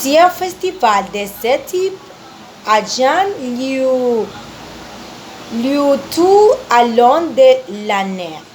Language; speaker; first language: French; non-native, learner; Spanish